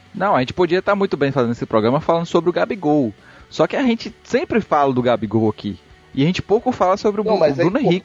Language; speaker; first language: Portuguese; native; Portuguese